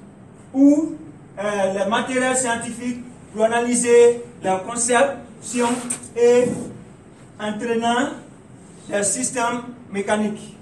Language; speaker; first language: French; non-native, learner; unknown